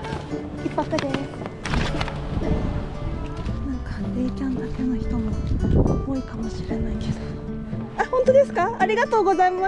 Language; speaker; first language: Japanese; native; Japanese